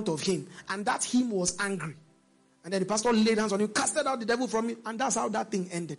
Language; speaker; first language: English; non-native, local second language; Yoruba